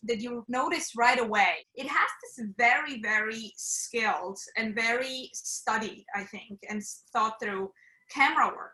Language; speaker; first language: English; non-native, fluent; German